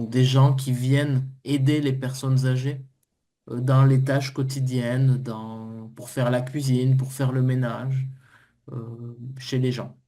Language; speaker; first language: French; native; French